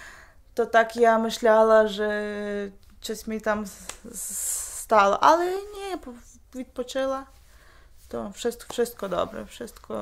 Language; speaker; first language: Polish; non-native, learner; Ukrainian